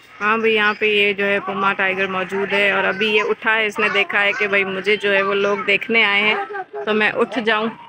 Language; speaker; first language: Urdu; native; Urdu